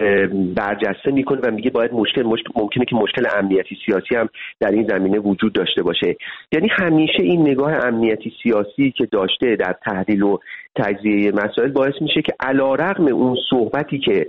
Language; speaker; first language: Persian; native; Persian